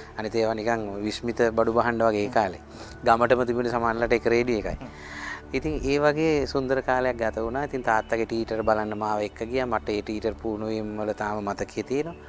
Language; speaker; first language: Sinhala; native; Sinhala